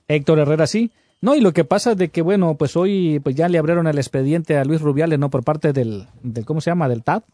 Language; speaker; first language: Spanish; native; Spanish